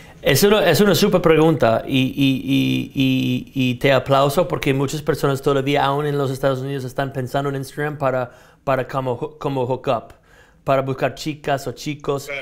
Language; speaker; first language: Spanish; non-native, fluent; English